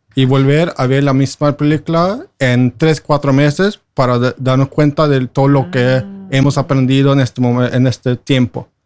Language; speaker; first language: Spanish; non-native, fluent; Norwegian